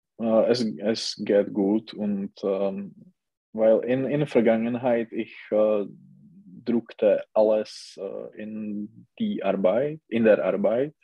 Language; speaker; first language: German; non-native, learner; Czech